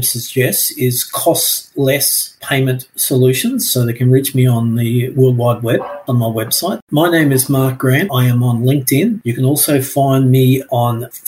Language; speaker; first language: English; native; English